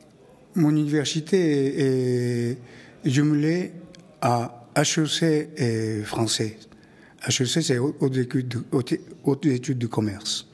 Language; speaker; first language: French; non-native, fluent; Japanese